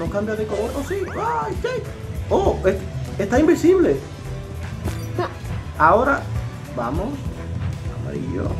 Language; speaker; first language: Spanish; native; Spanish